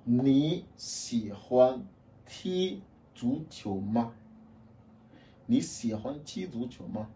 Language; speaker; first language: Chinese; non-native, fluent; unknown